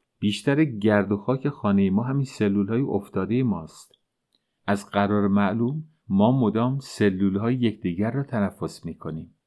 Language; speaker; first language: Persian; native; Persian